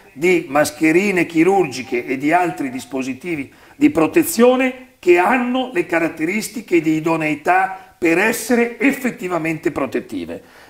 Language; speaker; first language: Italian; native; Italian